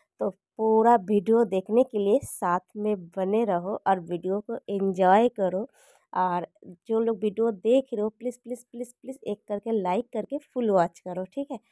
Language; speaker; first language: Hindi; non-native, local second language; Bangla